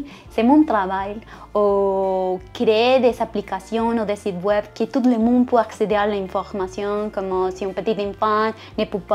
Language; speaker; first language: French; non-native, learner; Spanish